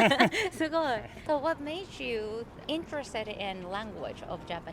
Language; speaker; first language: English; non-native, learner; Japanese